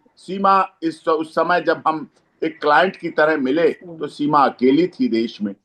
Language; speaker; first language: Hindi; native; Hindi